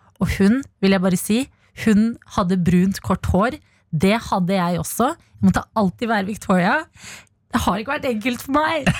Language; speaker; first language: Norwegian; early bilingual, other home language; Albanian